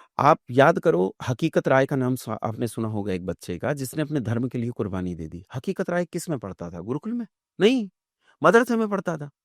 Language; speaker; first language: Hindi; native; Hindi